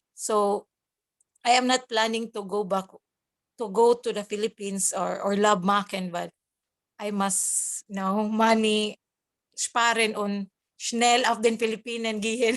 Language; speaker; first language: German; non-native, learner; Cebuano